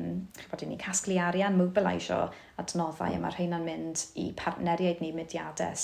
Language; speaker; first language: Welsh; native; Welsh